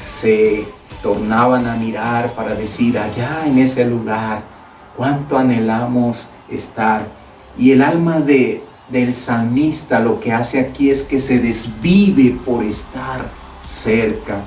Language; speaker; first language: Spanish; native; Spanish